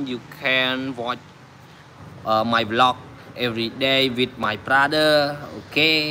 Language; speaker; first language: English; non-native, learner; Khmer